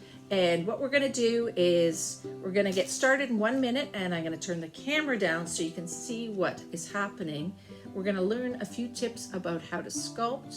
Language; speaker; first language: English; native; English